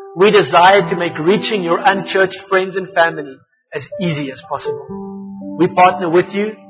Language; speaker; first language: English; non-native, local second language; Afrikaans